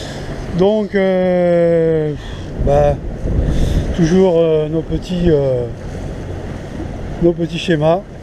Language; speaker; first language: French; native; French